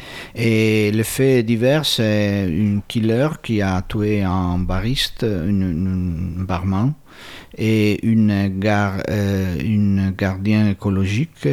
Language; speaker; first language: French; non-native, fluent; Italian